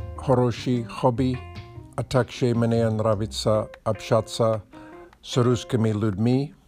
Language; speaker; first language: Russian; non-native, learner; English